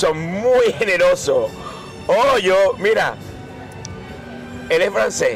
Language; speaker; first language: Spanish; native; Spanish